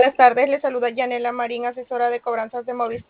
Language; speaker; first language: Spanish; native; Spanish